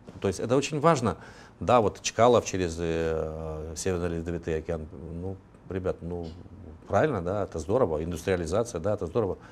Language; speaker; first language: Russian; non-native, local second language; Romanian